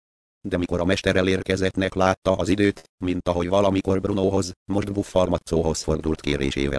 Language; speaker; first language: Hungarian; native; Hungarian